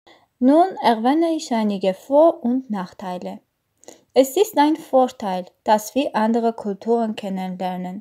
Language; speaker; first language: German; non-native, learner; Armenian